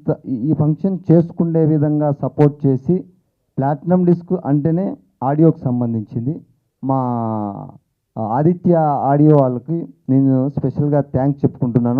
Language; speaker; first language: Telugu; native; Telugu